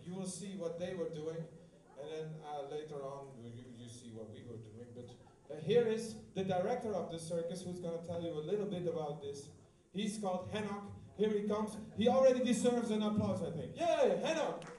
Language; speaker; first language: English; non-native, fluent; Dutch